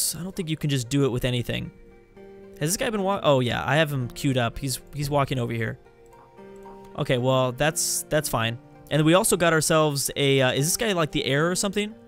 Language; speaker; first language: English; native; English